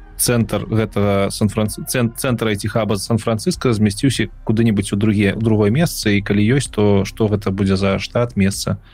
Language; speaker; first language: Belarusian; non-native, local second language; Russian